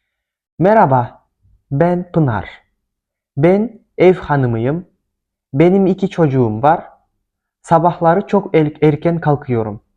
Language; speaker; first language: Turkish; non-native, fluent; Kyrgyz